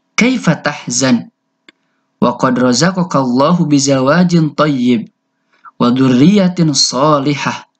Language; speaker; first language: Arabic; non-native, fluent; Indonesian